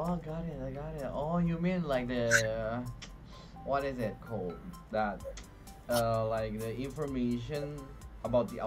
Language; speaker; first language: English; non-native, fluent; Indonesian